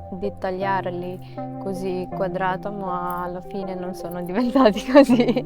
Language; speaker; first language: Italian; non-native, fluent; Macedonian